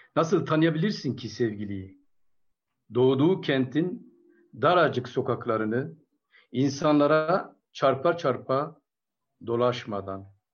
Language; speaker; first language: Turkish; non-native, local second language; Kurdish